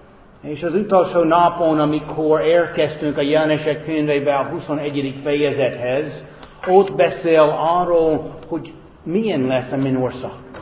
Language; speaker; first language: Hungarian; non-native, fluent; English